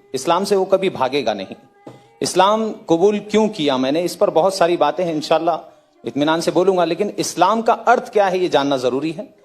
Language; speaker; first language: Hindi; native; Hindi